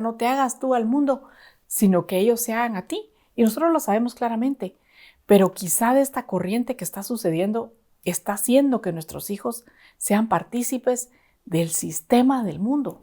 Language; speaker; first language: Spanish; native; Spanish